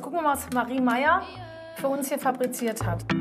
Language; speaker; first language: German; native; German